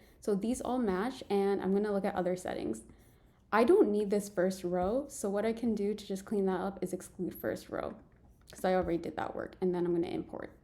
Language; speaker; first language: English; native; English